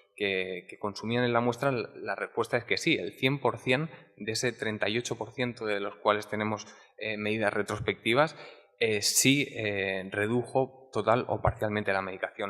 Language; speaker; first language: Spanish; native; Spanish